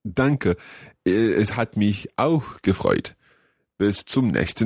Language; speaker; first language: German; non-native, learner; English